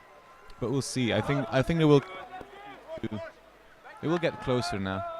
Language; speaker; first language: English; non-native, fluent; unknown